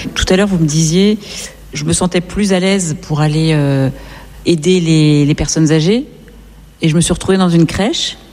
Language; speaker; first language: French; native; French